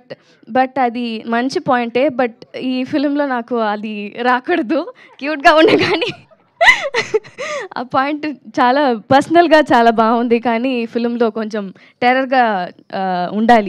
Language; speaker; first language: Telugu; non-native, learner; Tamil